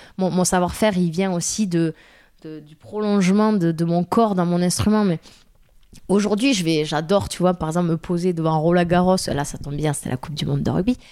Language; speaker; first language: French; native; French